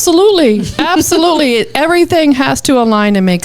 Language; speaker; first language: English; native; English